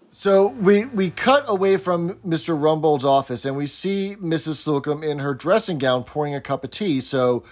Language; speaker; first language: English; native; English